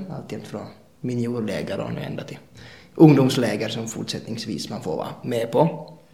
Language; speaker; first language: Swedish; native; Swedish